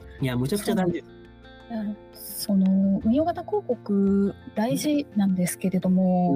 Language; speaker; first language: Japanese; native; Japanese